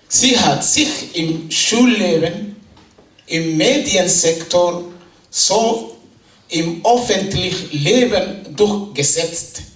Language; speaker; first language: German; non-native, fluent; Somali